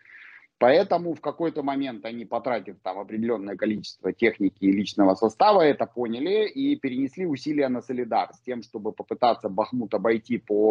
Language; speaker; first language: Russian; native; Russian